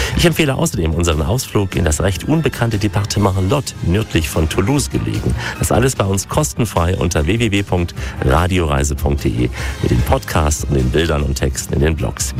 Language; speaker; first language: German; native; German